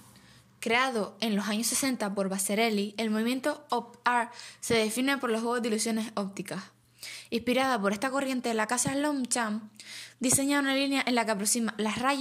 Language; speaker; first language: Spanish; native; Spanish